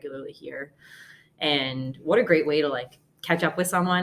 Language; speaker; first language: English; native; English